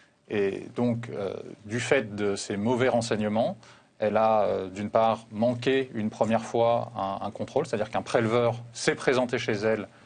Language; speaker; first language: French; native; French